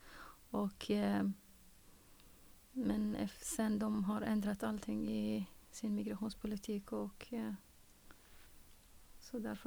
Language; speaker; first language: Swedish; non-native, fluent; Persian